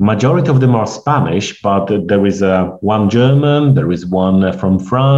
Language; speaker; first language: English; non-native, fluent; Polish